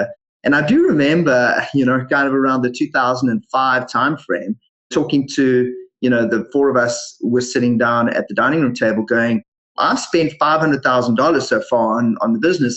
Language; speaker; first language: English; native; English